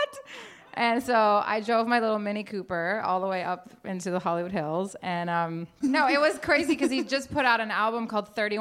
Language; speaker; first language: English; native; English